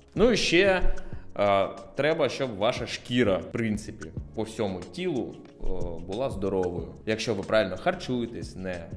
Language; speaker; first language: Ukrainian; non-native, local second language; Russian